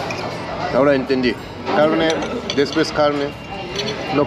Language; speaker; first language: Spanish; non-native, fluent; Japanese